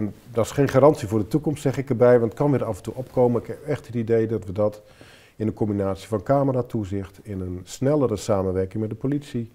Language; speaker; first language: Dutch; native; Dutch